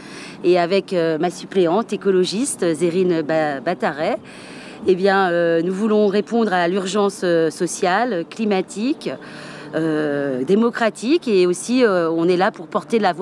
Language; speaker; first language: French; native; French